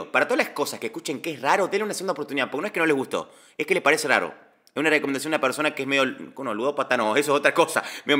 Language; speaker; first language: Spanish; native; Spanish